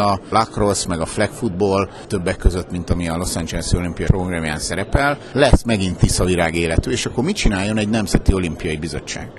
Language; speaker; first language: Hungarian; native; Hungarian